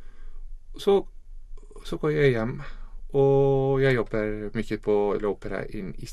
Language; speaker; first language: Swedish; non-native, learner; Icelandic